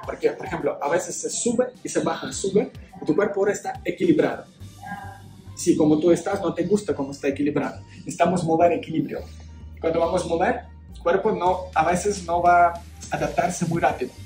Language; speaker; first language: Spanish; non-native, learner; Ukrainian